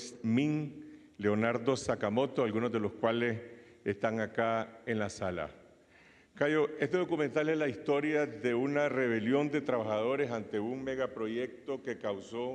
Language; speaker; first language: Spanish; native; Spanish